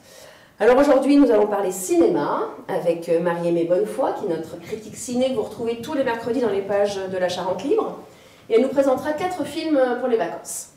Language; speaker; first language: French; native; French